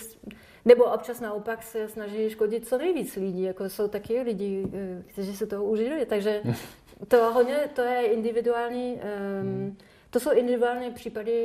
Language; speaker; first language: Czech; non-native, fluent; French